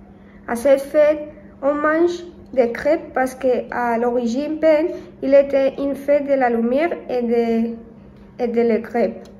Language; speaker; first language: French; non-native, learner; Spanish